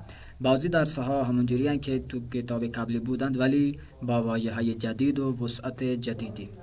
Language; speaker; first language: Persian; non-native, fluent; Urdu